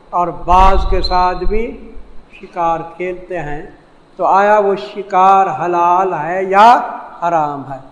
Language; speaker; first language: Urdu; non-native, local second language; Saraiki